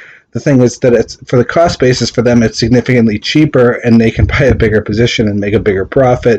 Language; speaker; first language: English; native; English